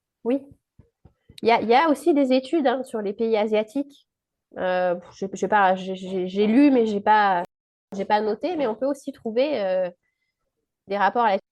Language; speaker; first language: French; native; French